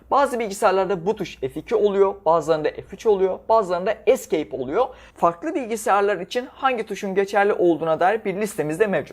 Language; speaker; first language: Turkish; native; Turkish